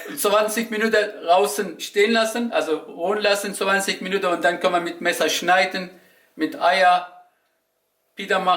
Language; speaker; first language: German; non-native, learner; Turkish